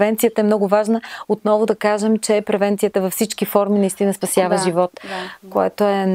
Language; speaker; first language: Bulgarian; native; Bulgarian